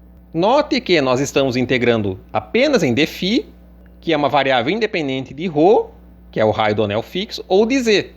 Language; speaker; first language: Portuguese; native; Portuguese